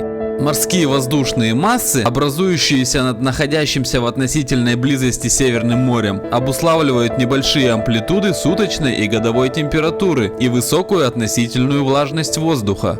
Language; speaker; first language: Russian; native; Russian